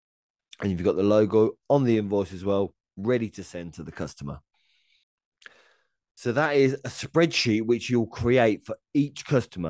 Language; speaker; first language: English; native; English